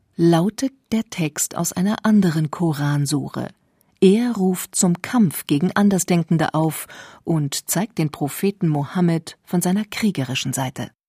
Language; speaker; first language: German; native; German